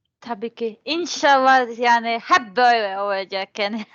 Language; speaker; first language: Turkish; non-native, learner; Serbian